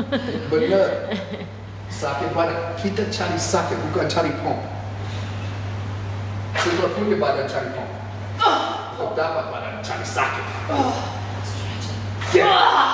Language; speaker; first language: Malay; non-native, fluent; English